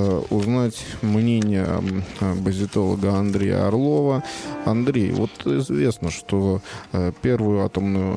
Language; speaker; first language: Russian; native; Russian